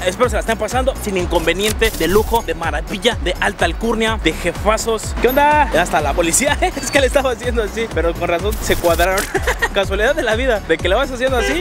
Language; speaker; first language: Spanish; native; Spanish